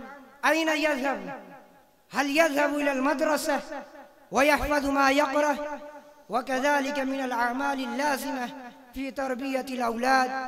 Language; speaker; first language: Arabic; non-native, learner; Urdu